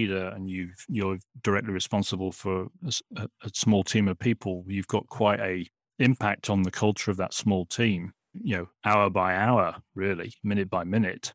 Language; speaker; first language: English; native; English